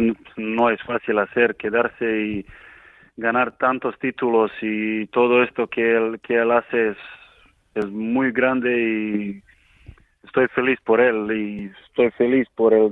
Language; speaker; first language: Spanish; non-native, learner; Serbian